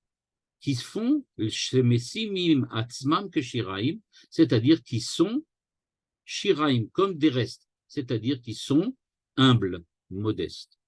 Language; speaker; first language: French; native; French